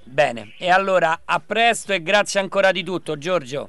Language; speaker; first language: Italian; native; Italian